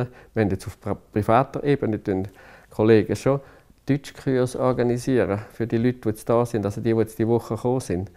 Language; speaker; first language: German; native; German